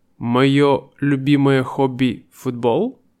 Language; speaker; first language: Russian; native; Russian